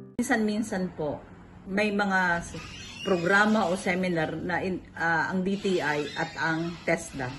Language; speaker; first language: Filipino; native; Filipino